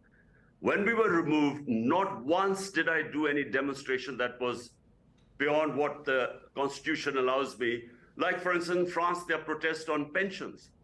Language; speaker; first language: English; non-native, local second language; Urdu